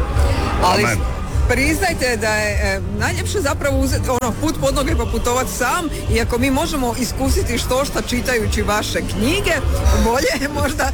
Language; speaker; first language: Serbian; native; Serbian